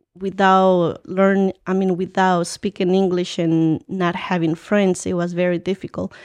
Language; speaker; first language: English; early bilingual, other home language; Spanish